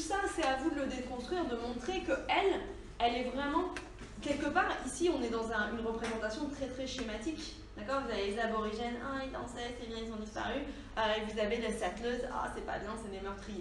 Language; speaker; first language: French; native; French